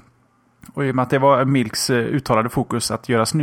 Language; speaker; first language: Swedish; native; Swedish